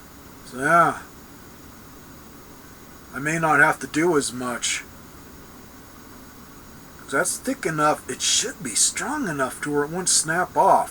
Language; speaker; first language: English; native; English